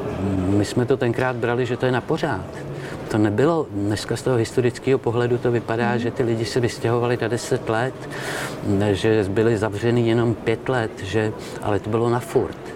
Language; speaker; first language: Czech; native; Czech